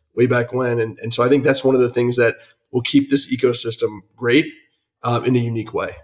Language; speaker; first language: English; native; English